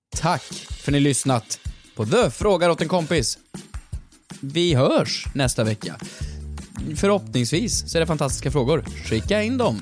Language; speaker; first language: Swedish; native; Swedish